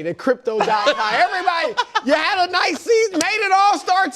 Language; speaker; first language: English; native; English